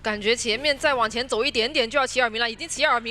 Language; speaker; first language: Chinese; native; Chinese